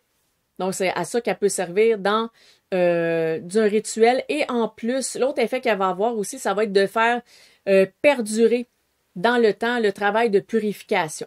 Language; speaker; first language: French; native; French